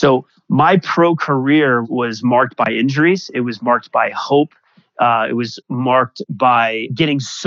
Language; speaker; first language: English; native; English